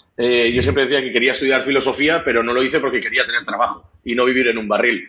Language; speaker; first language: Spanish; non-native, local second language; Catalan